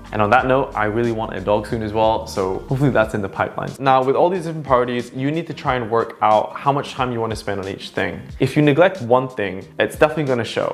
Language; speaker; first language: English; native; English